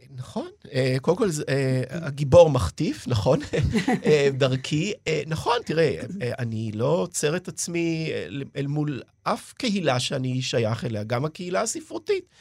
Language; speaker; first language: Hebrew; native; Hebrew